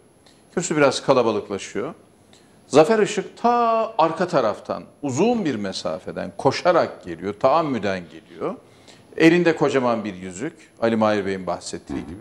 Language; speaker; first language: Turkish; native; Turkish